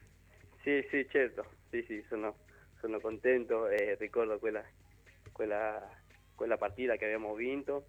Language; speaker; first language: Italian; non-native, learner; Spanish